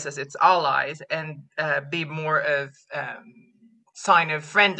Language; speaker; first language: English; non-native, local second language; Filipino